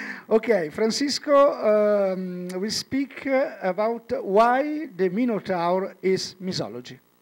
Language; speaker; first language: English; non-native, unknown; Italian